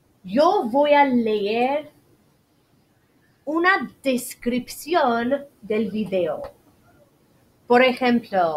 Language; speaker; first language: Spanish; non-native, learner; English